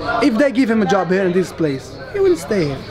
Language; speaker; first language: English; non-native, learner; Arabic